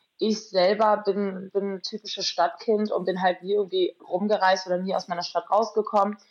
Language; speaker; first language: German; native; German